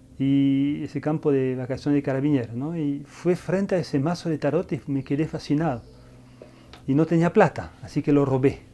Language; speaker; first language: Spanish; non-native, fluent; French